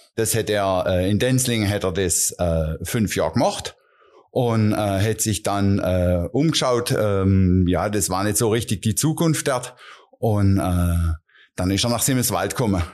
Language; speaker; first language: German; non-native, local second language; Dutch